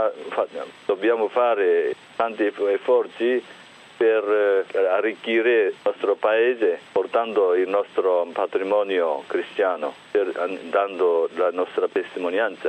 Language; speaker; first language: Italian; non-native, fluent; Japanese